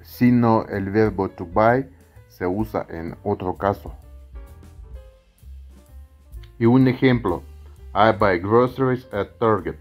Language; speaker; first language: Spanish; non-native, fluent; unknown